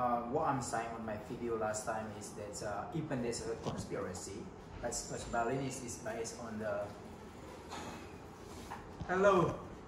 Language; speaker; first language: English; non-native, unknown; Balinese